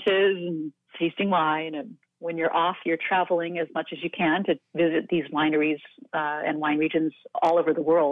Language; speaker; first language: English; native; English